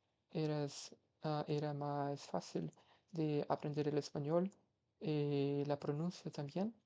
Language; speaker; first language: Spanish; non-native, learner; Portuguese